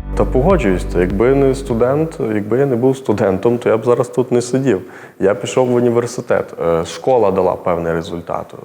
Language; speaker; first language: Ukrainian; native; Ukrainian